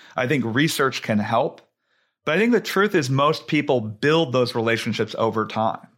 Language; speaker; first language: English; native; English